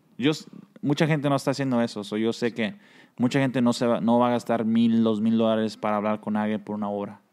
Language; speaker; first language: Spanish; early bilingual, heritage; Spanish